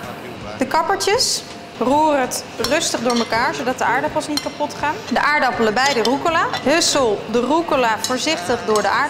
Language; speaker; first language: Dutch; non-native, fluent; Italian